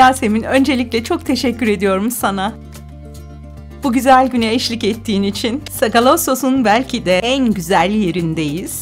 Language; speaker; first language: Turkish; native; Turkish